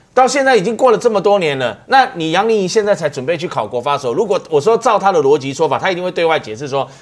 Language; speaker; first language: Chinese; native; Chinese